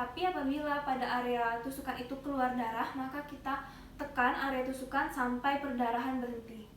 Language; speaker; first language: Indonesian; native; Indonesian